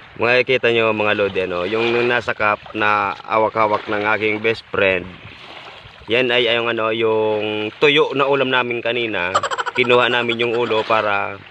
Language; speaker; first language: Filipino; non-native, local second language; Bikol